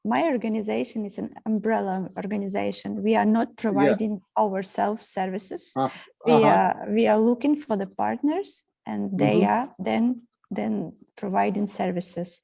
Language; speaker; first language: English; non-native, fluent; Ukrainian